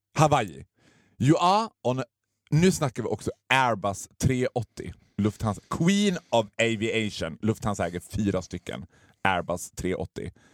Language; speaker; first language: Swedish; native; Swedish